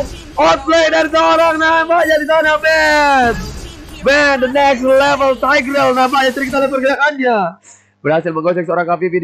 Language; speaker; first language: Indonesian; native; Indonesian